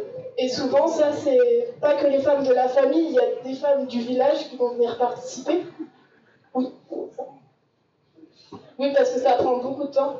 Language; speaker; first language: French; native; French